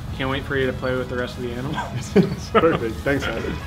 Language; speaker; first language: English; native; English